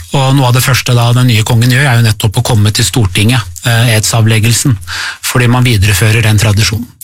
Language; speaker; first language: Norwegian; early bilingual, other home language; Persian